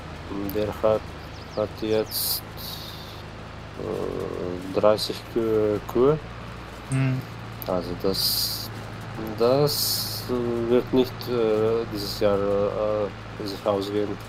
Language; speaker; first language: German; non-native, fluent; Slovenian